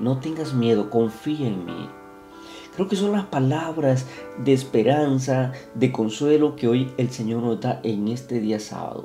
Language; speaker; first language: Spanish; native; Spanish